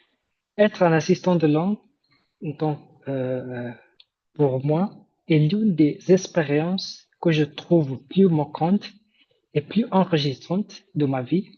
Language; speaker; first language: French; non-native, fluent; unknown